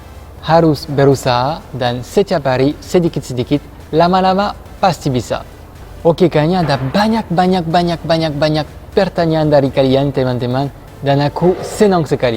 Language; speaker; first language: Indonesian; non-native, fluent; French